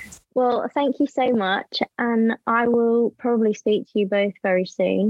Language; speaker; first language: English; native; English